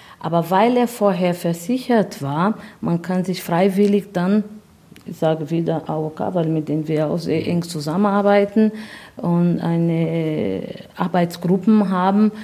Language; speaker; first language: German; non-native, fluent; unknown